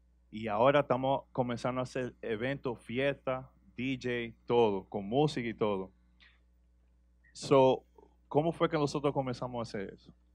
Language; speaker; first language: Spanish; early bilingual, heritage; Spanish